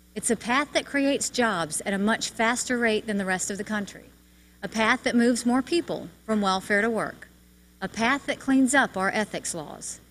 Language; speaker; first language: English; native; English